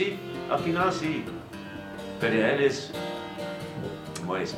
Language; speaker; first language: Spanish; non-native, fluent; English